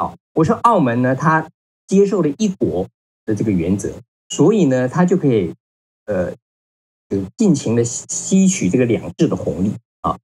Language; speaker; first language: Chinese; native; Chinese